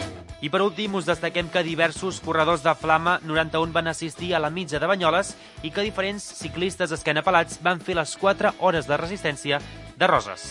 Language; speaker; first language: Catalan; native; Catalan